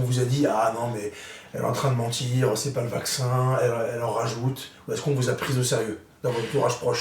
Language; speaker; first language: French; native; French